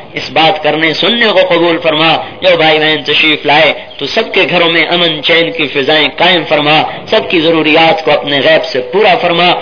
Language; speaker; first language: Urdu; non-native, local second language; Punjabi